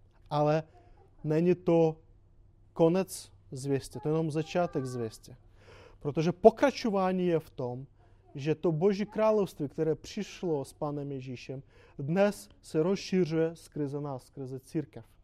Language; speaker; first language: Czech; non-native, fluent; Russian